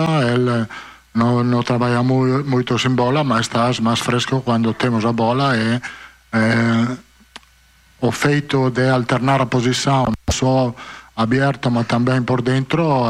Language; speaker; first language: Portuguese; non-native, fluent; Italian